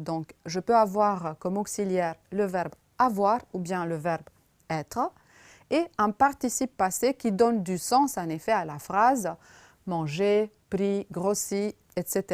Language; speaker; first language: French; non-native, fluent; Romanian